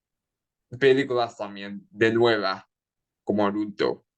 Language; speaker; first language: Spanish; early bilingual, heritage; Spanish